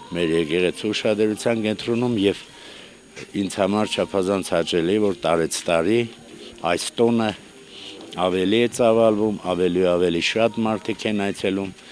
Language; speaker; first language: Armenian; native; Armenian